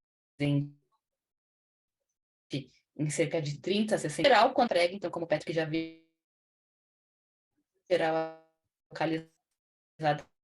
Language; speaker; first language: Portuguese; native; Portuguese